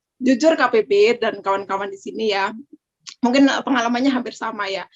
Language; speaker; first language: Indonesian; native; Indonesian